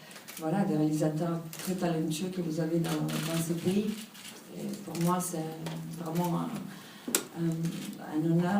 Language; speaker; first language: French; non-native, fluent; Italian